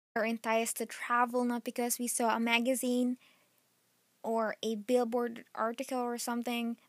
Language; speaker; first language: English; non-native, local second language; Filipino